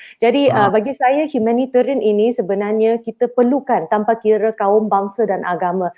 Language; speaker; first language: Malay; non-native, local second language; Chinese